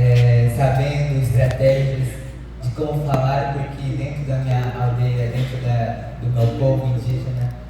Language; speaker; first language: Portuguese; non-native, local second language; Ticuna